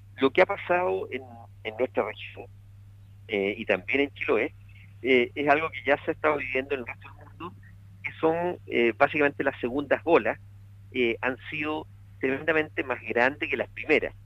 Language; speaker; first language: Spanish; native; Spanish